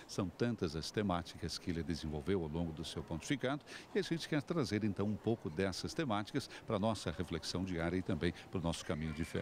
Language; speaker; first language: Portuguese; native; Portuguese